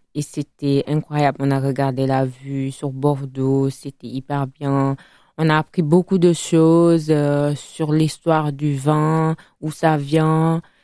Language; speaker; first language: French; non-native, fluent; Italian